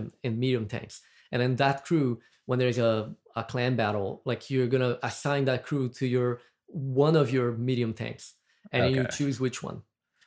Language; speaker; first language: English; non-native, fluent; Portuguese